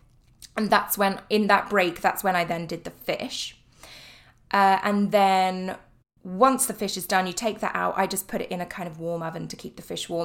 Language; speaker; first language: English; native; English